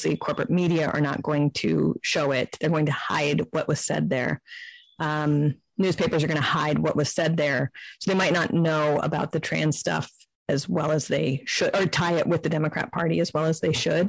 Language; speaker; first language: English; native; English